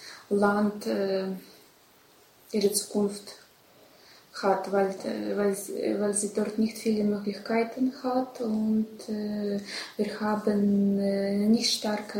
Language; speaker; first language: German; non-native, learner; Russian